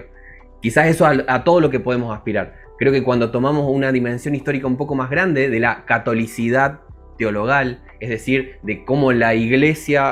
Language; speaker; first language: Spanish; native; Spanish